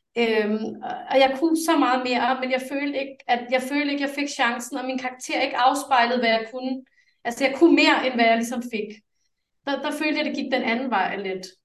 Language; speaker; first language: Danish; early bilingual, other home language; English